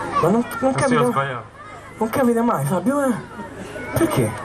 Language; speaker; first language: Italian; native; Italian